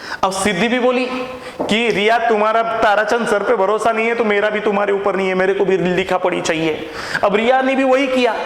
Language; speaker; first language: Hindi; non-native, local second language; Marathi